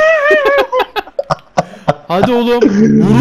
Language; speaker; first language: Turkish; native; Turkish